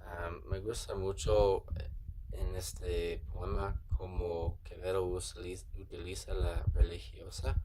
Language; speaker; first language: Spanish; non-native, learner; English